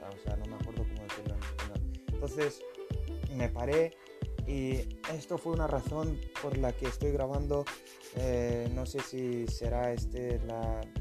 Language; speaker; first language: Spanish; non-native, fluent; Lithuanian